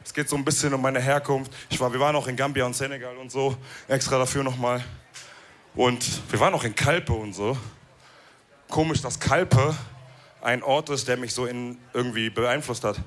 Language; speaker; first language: German; early bilingual, other home language; Wolof